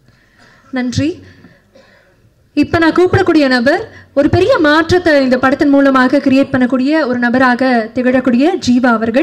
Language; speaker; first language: Tamil; native; Tamil